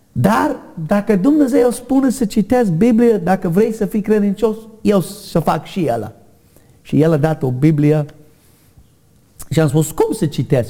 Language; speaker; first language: Romanian; non-native, learner; English